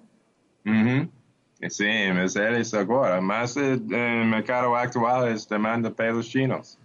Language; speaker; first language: Portuguese; non-native, learner; Spanish